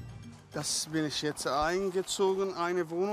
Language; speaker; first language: German; non-native, learner; Arabic